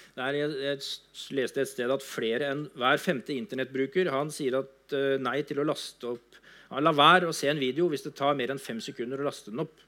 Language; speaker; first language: Norwegian; native; Norwegian